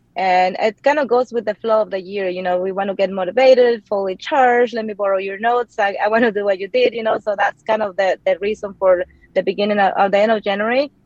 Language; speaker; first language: English; non-native, fluent; Spanish